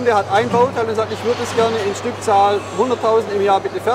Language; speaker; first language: German; native; German